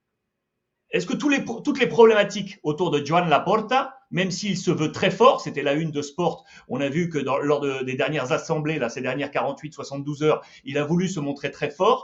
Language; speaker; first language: French; native; French